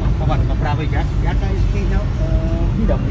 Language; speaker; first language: Polish; non-native, learner; Khmer